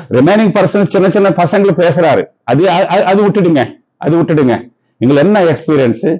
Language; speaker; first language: Tamil; non-native, local second language; Telugu